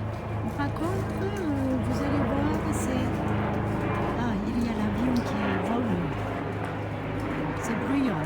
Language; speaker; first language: French; non-native, fluent; Japanese